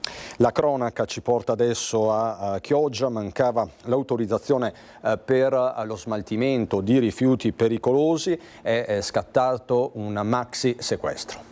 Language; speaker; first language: Italian; native; Italian